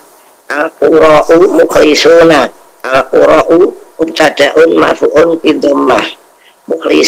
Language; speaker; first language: Arabic; non-native, learner; Indonesian